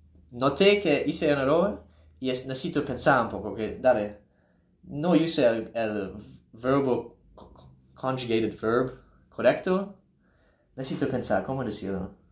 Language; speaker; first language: Spanish; non-native, learner; English